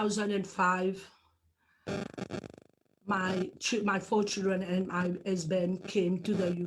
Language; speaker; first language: English; non-native, learner; Morisyen